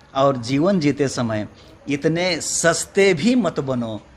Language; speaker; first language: Hindi; non-native, local second language; Marathi